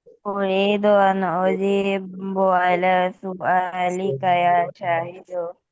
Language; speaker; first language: Arabic; non-native, learner; Bangla